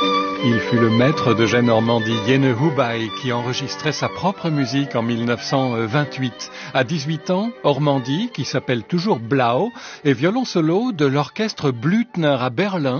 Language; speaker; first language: French; native; French